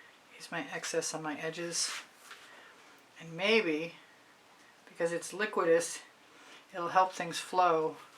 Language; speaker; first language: English; native; English